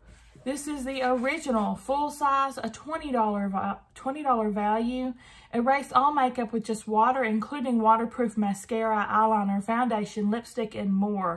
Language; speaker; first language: English; native; English